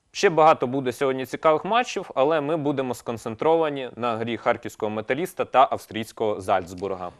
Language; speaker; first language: Ukrainian; native; Ukrainian